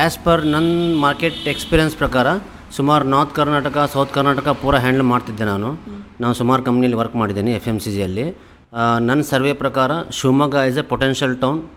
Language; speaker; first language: Kannada; native; Kannada